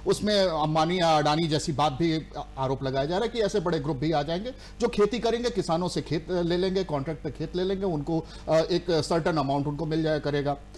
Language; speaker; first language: Hindi; native; Hindi